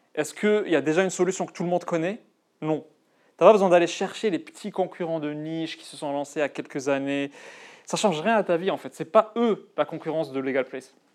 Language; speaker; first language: French; non-native, local second language; Arabic